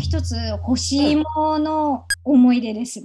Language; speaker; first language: Japanese; non-native, fluent; Chinese